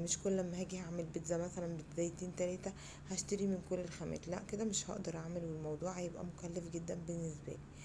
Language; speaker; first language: Arabic; native; Arabic